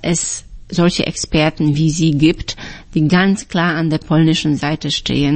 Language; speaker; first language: German; non-native, fluent; Polish